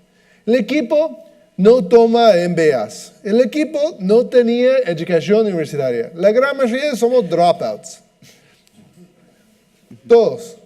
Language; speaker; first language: Spanish; non-native, fluent; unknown